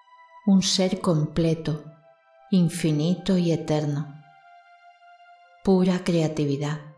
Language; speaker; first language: Spanish; native; Spanish